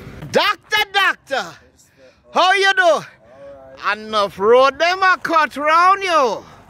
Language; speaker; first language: English; native; English